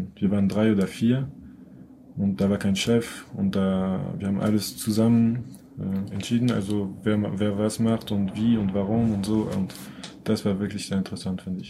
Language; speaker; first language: German; non-native, fluent; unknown